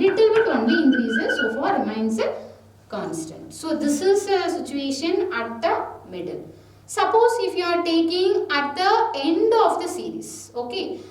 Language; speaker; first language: English; non-native, local second language; Tamil